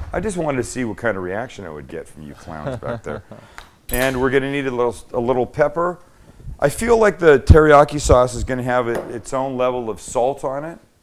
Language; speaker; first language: English; native; English